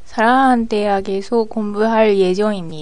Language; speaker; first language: Korean; non-native, learner; Japanese